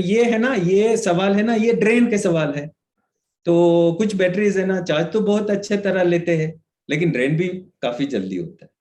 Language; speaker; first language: Hindi; native; Hindi